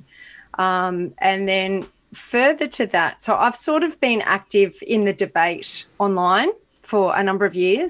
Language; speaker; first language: English; native; English